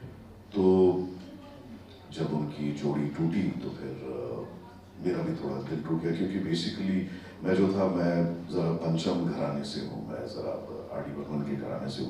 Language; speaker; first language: Hindi; native; Hindi